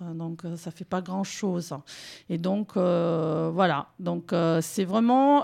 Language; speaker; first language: French; native; French